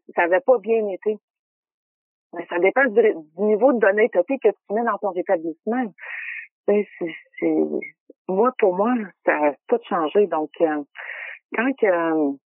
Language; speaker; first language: French; native; French